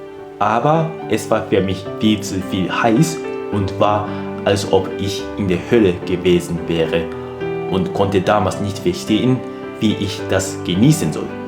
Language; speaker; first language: German; non-native, fluent; Japanese